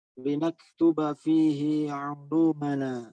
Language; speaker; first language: Arabic; non-native, learner; Indonesian